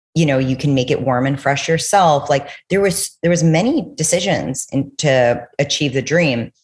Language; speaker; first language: English; native; English